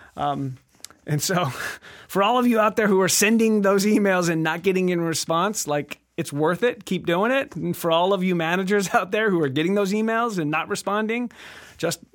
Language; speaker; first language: English; native; English